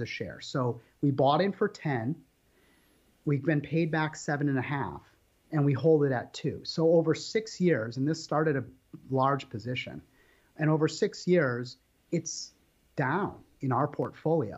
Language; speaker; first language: English; native; English